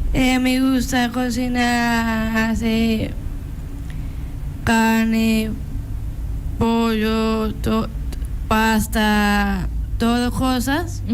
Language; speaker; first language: Spanish; non-native, learner; Papiamento